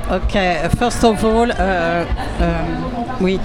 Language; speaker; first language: English; non-native, learner; French